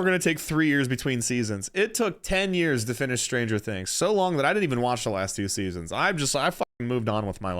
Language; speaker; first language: English; native; English